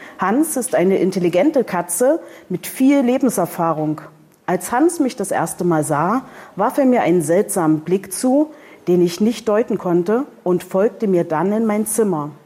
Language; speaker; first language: German; native; German